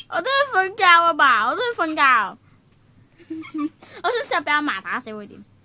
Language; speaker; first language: Chinese; native; Chinese